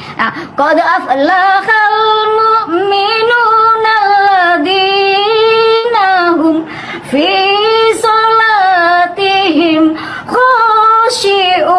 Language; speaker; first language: Indonesian; non-native, local second language; Madurese